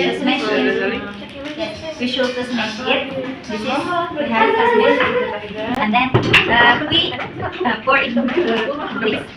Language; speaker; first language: English; non-native, learner; Indonesian